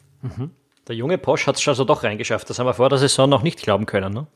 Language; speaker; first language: German; native; German